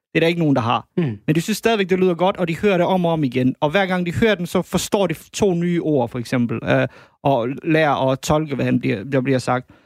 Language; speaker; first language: Danish; early bilingual, other home language; Bosnian